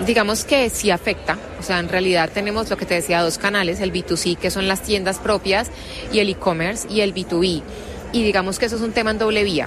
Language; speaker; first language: Spanish; native; Spanish